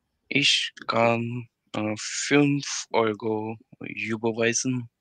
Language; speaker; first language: German; non-native, learner; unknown